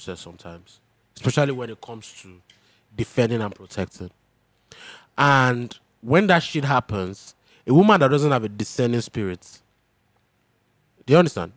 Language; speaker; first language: English; non-native, local second language; Yoruba